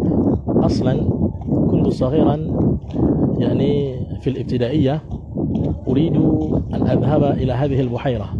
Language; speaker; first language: Arabic; non-native, fluent; Indonesian